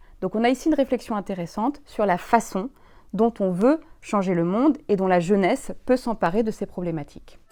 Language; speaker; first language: French; native; French